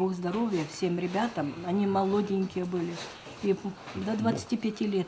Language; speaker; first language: Russian; native; Russian